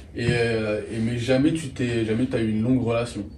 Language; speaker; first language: French; native; French